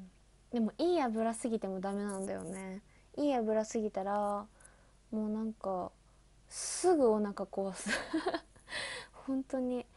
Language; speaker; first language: Japanese; native; Japanese